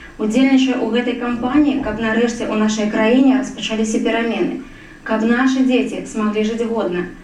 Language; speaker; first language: Belarusian; non-native, local second language; Russian